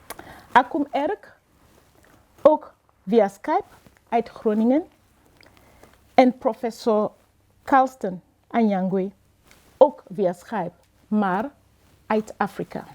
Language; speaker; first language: Dutch; non-native, fluent; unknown